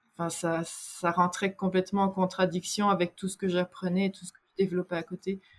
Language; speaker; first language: French; native; French